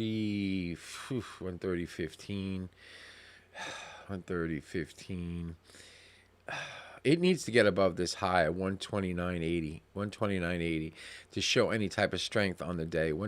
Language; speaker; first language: English; native; English